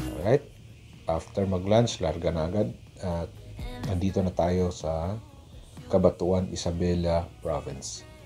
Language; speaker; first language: Filipino; non-native, local second language; Cebuano